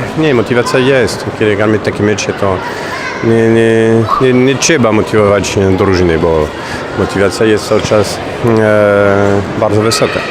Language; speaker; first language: Polish; non-native, learner; French